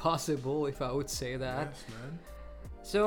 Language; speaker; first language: English; non-native, local second language; Malayalam